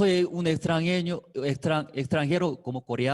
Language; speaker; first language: Spanish; non-native, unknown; Korean